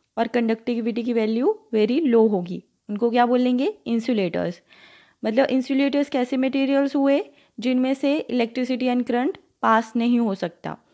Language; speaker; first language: Hindi; native; Hindi